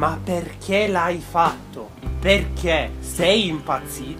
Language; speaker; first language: Italian; native; Italian